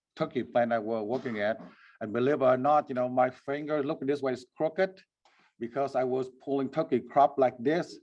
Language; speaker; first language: English; non-native, fluent; Vietnamese